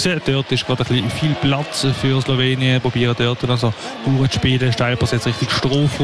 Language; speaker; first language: German; native; German